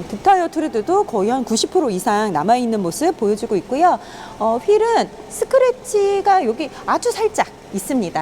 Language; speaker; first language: Korean; native; Korean